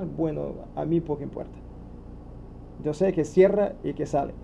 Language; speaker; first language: Spanish; non-native, learner; Portuguese